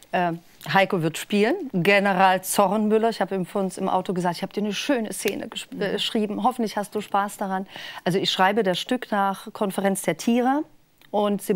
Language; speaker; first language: German; native; German